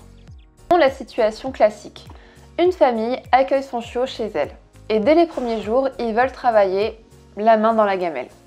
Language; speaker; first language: French; native; French